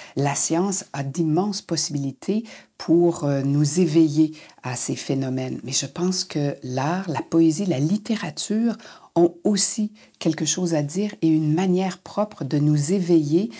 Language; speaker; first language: French; native; French